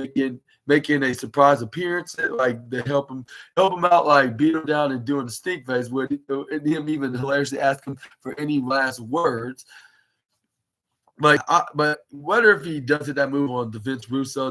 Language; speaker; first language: English; native; English